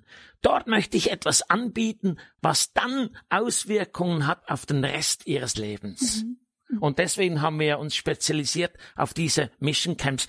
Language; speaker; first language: German; native; German